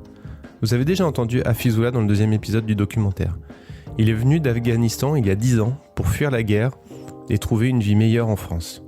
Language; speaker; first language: French; native; French